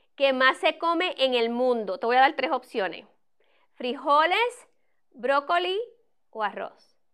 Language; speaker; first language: Spanish; native; Spanish